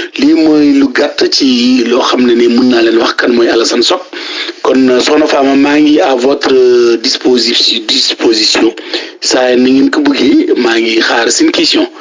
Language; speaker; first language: Wolof; non-native, local second language; Fula